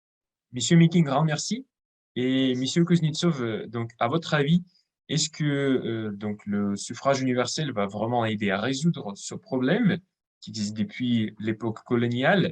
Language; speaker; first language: French; non-native, fluent; Russian